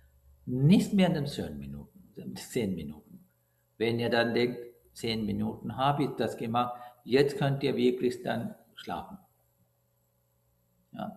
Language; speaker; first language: German; non-native, learner; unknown